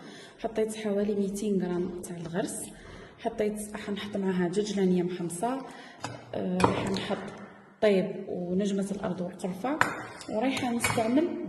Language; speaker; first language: Arabic; native; Arabic